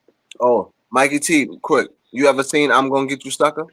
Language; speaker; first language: English; native; English